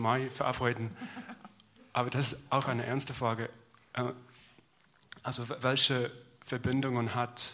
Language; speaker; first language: German; non-native, learner; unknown